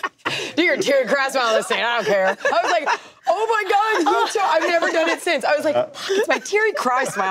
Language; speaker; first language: English; native; English